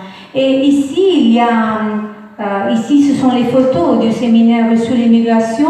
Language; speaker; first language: French; non-native, fluent; Italian